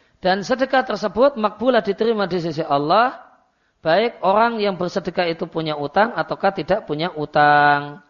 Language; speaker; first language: Indonesian; non-native, local second language; Javanese